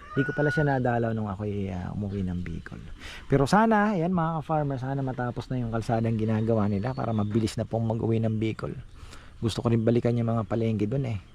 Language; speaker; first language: Filipino; native; Filipino